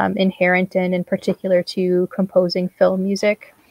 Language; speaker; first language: English; native; English